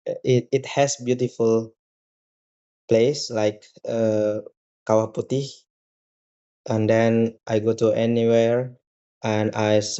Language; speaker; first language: English; non-native, learner; Indonesian